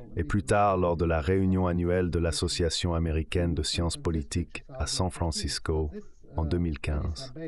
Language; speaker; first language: French; non-native, fluent; Ukrainian